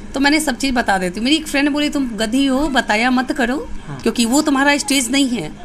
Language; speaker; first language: Hindi; native; Hindi